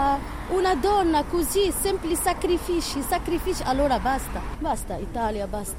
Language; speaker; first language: Italian; non-native, learner; Arabic